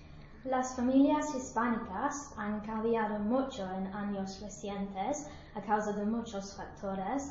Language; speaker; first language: Spanish; non-native, learner; English